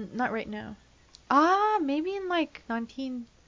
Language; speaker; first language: English; non-native, fluent; Turkish